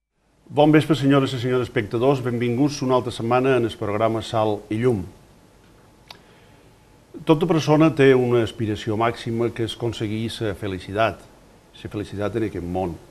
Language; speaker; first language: Catalan; native; Catalan